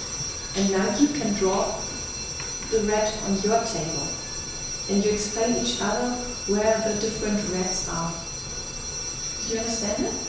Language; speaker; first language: English; non-native, fluent; German